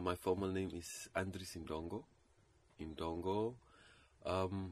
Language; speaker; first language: English; non-native, local second language; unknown